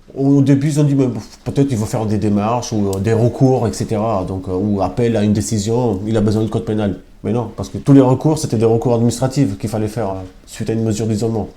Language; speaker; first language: French; non-native, fluent; Albanian